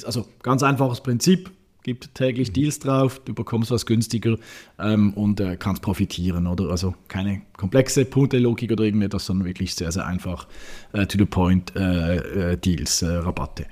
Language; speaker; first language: German; native; German